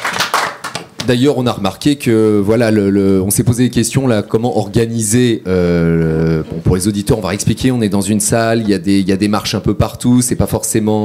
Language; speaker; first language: French; native; French